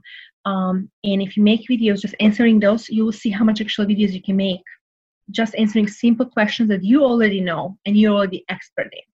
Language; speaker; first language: English; non-native, fluent; Serbian